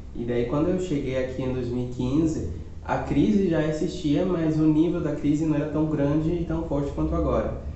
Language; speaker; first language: Portuguese; non-native, fluent; Spanish